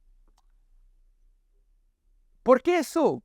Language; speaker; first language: Spanish; non-native, learner; English